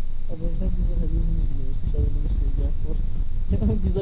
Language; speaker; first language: German; non-native, learner; Turkish